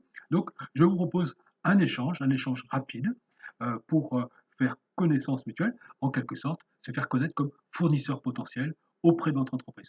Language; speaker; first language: French; native; French